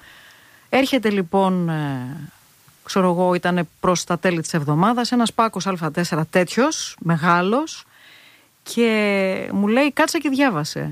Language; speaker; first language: Greek; native; Greek